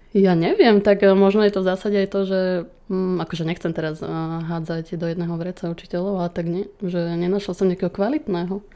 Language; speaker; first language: Slovak; native; Slovak